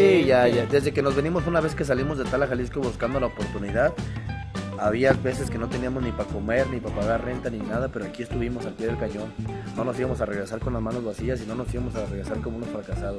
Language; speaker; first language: Spanish; native; Spanish